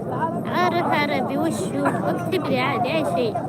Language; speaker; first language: Arabic; non-native, learner; Amharic